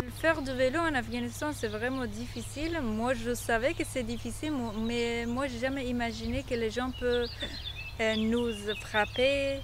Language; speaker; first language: French; non-native, fluent; Persian